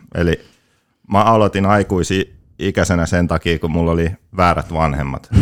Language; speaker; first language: Finnish; early bilingual, other home language; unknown